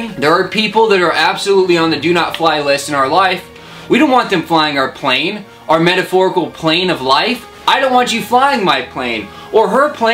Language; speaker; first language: English; native; English